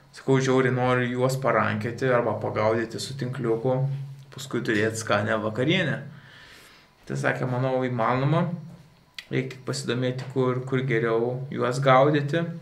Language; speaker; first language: Lithuanian; native; Lithuanian